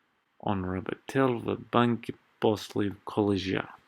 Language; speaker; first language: Russian; non-native, learner; English